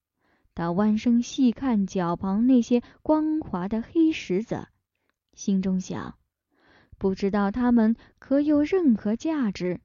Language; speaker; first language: Chinese; native; Chinese